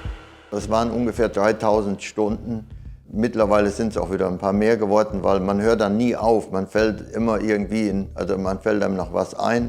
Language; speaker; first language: German; native; German